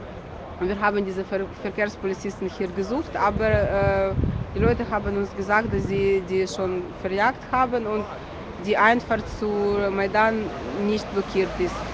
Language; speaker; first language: German; non-native, fluent; Ukrainian